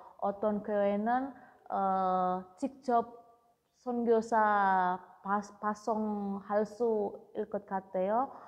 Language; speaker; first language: Korean; non-native, learner; Indonesian